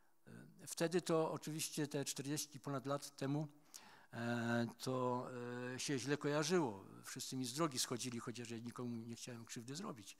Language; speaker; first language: Polish; native; Polish